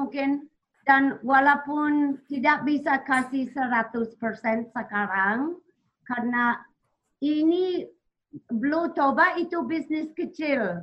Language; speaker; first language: Indonesian; non-native, learner; English